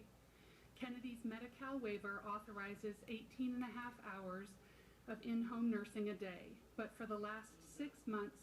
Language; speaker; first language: English; native; English